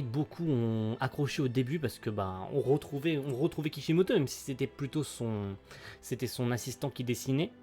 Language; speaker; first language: French; native; French